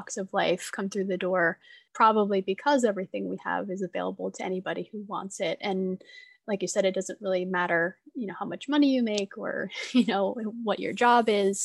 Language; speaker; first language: English; native; English